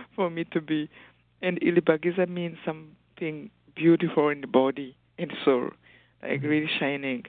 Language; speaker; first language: English; non-native, local second language; Kinyarwanda